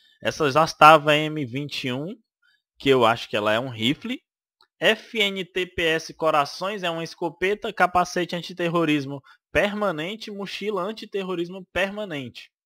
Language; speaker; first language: Portuguese; native; Portuguese